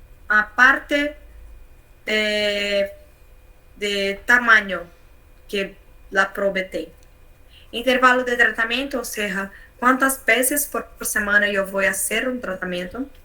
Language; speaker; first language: Spanish; non-native, learner; Portuguese